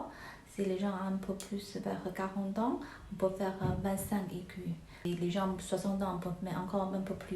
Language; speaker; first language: French; non-native, learner; Chinese